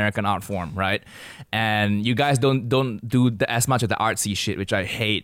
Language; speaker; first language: English; non-native, local second language; Cantonese